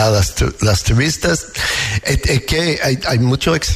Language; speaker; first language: Spanish; non-native, learner; English